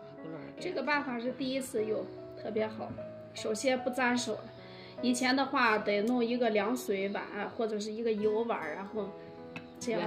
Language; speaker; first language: Chinese; native; Chinese